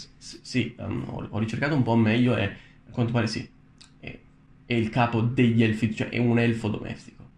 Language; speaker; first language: Italian; early bilingual, other home language; Romanian